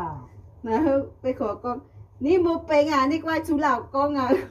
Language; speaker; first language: Chinese; non-native, learner; Indonesian